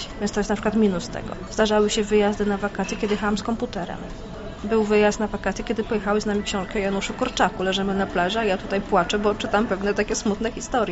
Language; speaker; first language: Polish; native; Polish